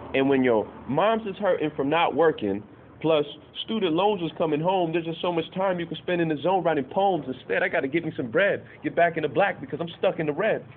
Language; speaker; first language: English; native; English